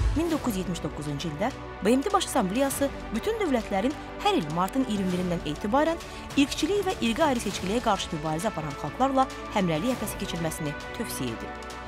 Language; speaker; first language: Azerbaijani; native; Azerbaijani